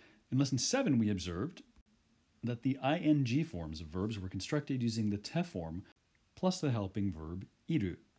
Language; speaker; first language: English; native; English